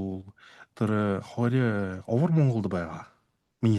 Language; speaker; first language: Mongolian; non-native, learner; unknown